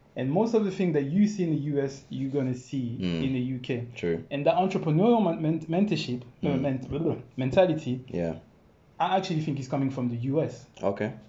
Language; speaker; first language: English; non-native, fluent; French